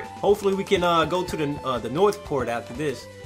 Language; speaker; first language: English; native; English